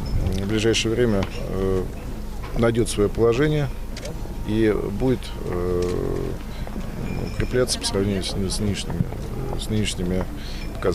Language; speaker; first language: Russian; native; Russian